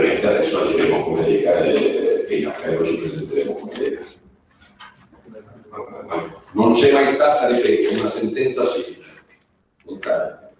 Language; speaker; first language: Italian; native; Italian